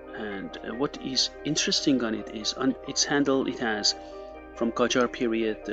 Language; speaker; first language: English; non-native, fluent; Persian